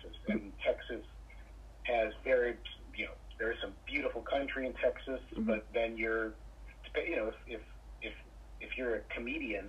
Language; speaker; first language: English; native; English